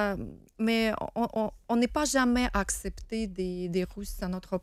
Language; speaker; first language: French; non-native, learner; Ukrainian